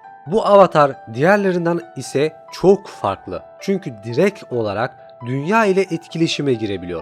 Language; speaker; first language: Turkish; native; Turkish